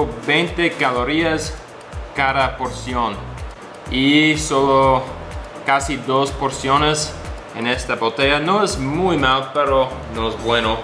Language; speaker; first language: Spanish; non-native, learner; English